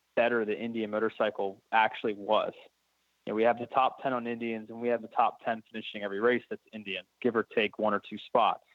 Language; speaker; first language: English; native; English